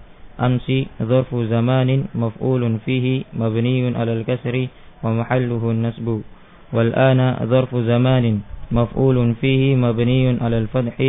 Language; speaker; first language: Arabic; non-native, fluent; Indonesian